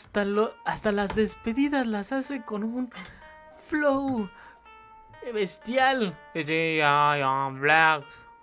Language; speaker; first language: Spanish; native; Spanish